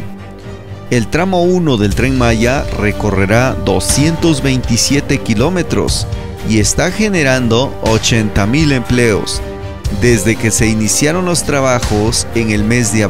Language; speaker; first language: Spanish; native; Spanish